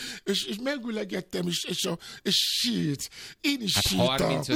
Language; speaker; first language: Hungarian; non-native, learner; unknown